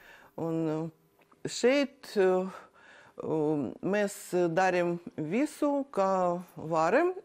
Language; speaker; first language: Latvian; non-native, learner; Ukrainian